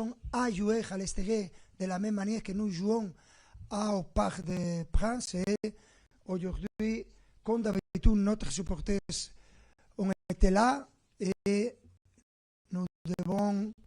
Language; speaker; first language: French; non-native, fluent; Spanish